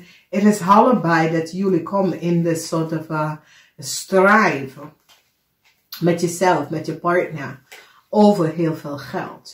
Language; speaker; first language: Dutch; non-native, fluent; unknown